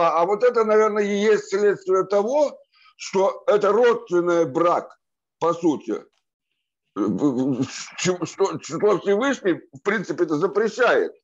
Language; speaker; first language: Russian; native; Russian